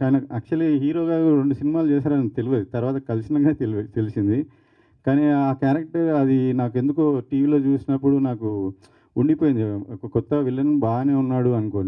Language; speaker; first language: Telugu; native; Telugu